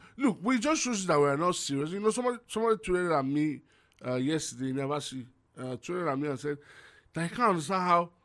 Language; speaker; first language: English; non-native, local second language; Yoruba